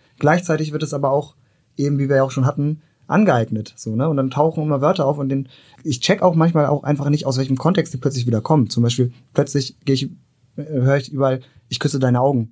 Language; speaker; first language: German; early bilingual, other home language; Turkish